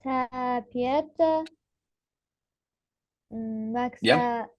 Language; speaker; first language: Finnish; non-native, learner; Russian